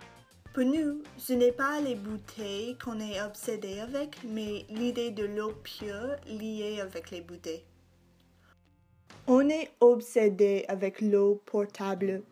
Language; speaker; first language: French; non-native, local second language; English